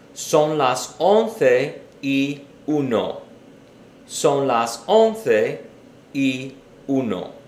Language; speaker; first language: Spanish; non-native, fluent; English